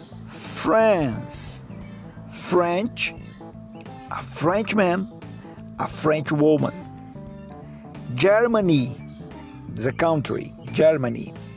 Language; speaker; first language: English; non-native, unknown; Portuguese